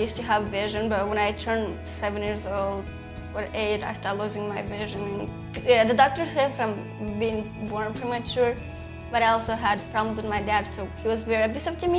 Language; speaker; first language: English; non-native, fluent; Romanian